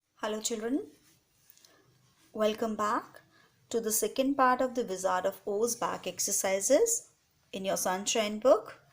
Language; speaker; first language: English; non-native, local second language; Hindi